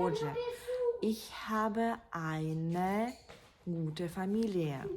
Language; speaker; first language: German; non-native, fluent; Ukrainian